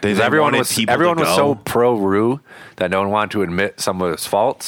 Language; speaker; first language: English; native; English